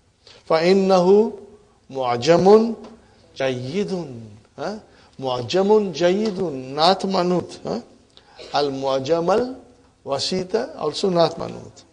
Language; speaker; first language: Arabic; non-native, fluent; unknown